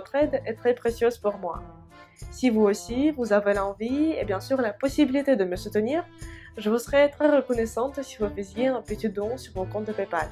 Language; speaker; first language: French; non-native, fluent; Russian